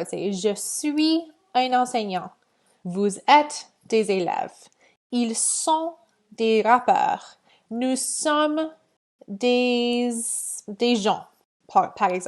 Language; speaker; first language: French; non-native, fluent; English